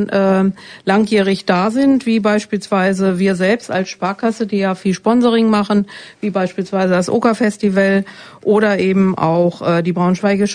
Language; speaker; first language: German; native; German